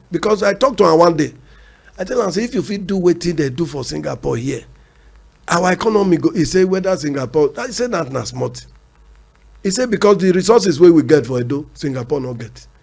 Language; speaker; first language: Nigerian Pidgin; non-native, local second language; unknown